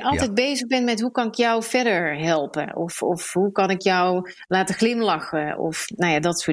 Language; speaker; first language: Dutch; native; Dutch